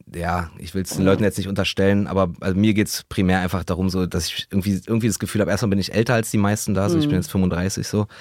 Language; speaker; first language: German; native; German